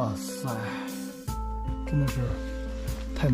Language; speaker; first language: Chinese; native; Chinese